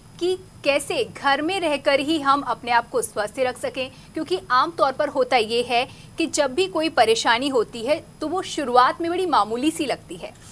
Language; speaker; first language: Hindi; native; Hindi